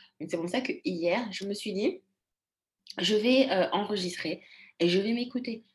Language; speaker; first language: French; non-native, local second language; Lingala